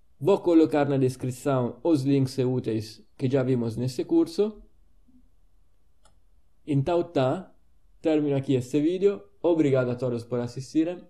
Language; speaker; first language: Portuguese; non-native, fluent; Italian